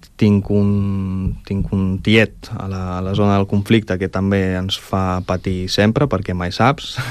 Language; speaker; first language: Catalan; early bilingual, other home language; Ukrainian